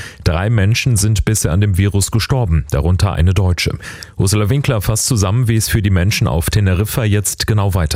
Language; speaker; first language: German; native; German